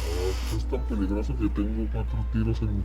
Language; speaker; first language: Spanish; native; Spanish